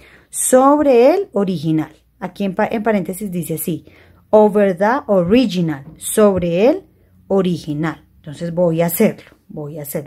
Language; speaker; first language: Spanish; native; Spanish